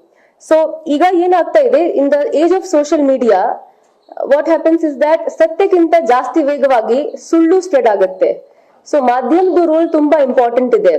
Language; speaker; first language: Kannada; non-native, fluent; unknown